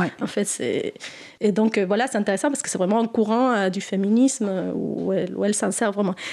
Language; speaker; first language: French; non-native, fluent; Spanish